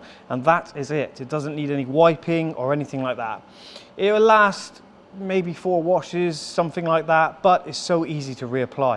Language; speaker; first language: English; native; English